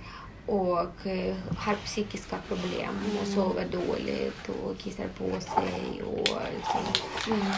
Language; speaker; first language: Swedish; non-native, fluent; Russian